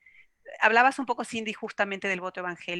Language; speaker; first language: Spanish; native; Spanish